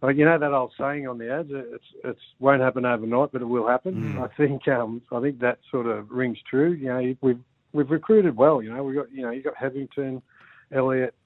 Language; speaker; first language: English; native; English